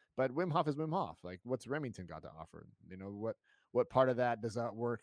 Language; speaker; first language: English; native; English